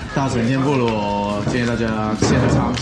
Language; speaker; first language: Chinese; native; Chinese